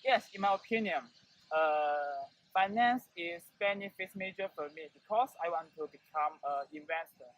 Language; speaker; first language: English; non-native, learner; Chinese